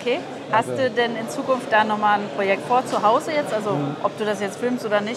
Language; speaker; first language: German; native; German